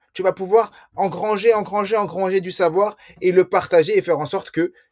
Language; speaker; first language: French; early bilingual, other home language; Riffian